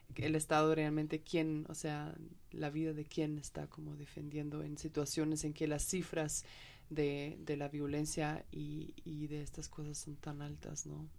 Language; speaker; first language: Spanish; non-native, fluent; German